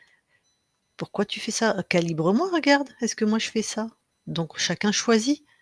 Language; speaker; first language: French; native; French